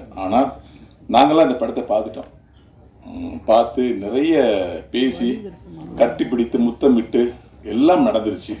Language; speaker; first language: Tamil; native; Tamil